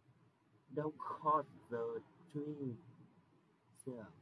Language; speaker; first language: English; non-native, learner; Vietnamese